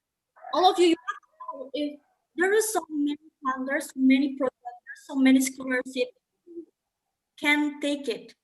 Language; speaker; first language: English; non-native, learner; Indonesian